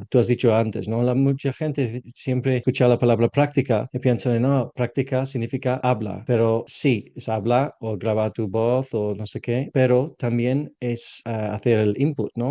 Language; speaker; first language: Spanish; non-native, learner; English